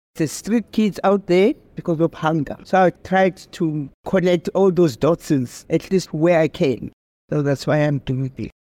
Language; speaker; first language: English; non-native, local second language; Xhosa